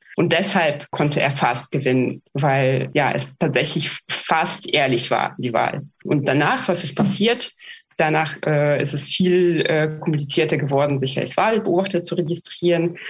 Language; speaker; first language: German; non-native, fluent; Russian